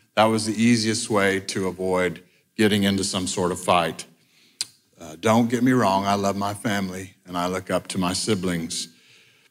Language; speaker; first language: English; native; English